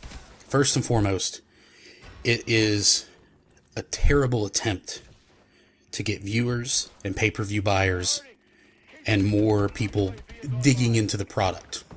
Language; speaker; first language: English; native; English